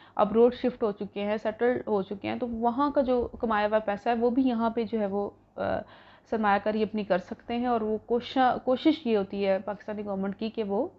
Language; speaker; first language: Urdu; non-native, local second language; Punjabi